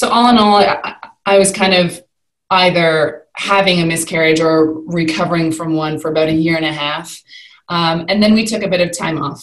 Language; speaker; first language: English; native; English